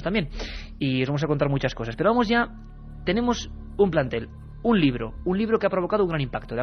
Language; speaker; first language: Spanish; native; Spanish